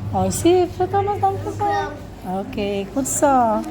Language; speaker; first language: Dutch; non-native, learner; Filipino